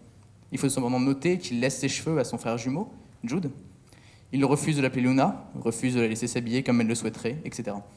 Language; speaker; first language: French; native; French